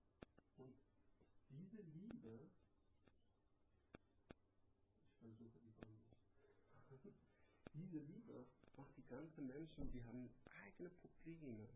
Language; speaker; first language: German; non-native, learner; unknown